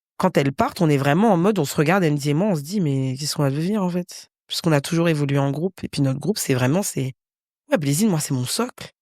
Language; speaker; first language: French; native; French